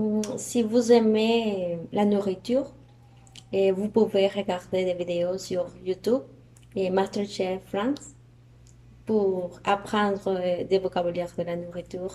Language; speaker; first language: French; non-native, learner; Spanish